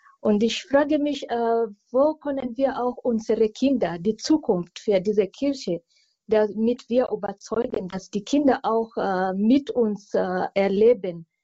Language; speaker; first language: German; non-native, fluent; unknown